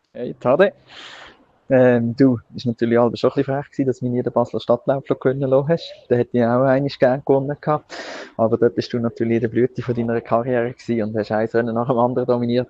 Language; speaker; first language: German; native; German